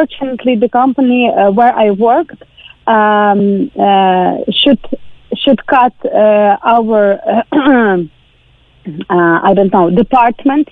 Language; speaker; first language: English; non-native, learner; Ukrainian